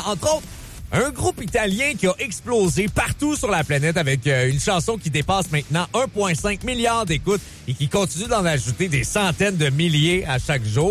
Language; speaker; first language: French; native; French